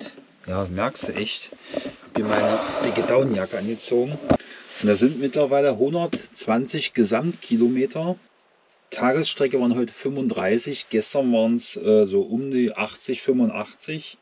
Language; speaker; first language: German; native; German